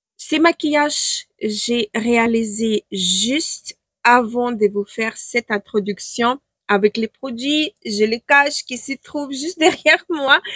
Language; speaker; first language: French; non-native, fluent; Ukrainian